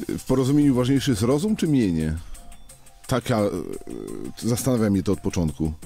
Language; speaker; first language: Polish; native; Polish